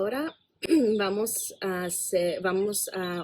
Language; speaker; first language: Spanish; non-native, fluent; English